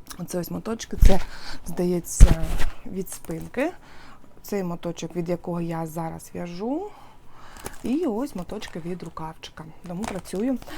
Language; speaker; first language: Ukrainian; non-native, local second language; Russian